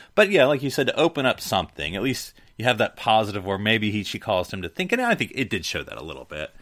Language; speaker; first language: English; native; English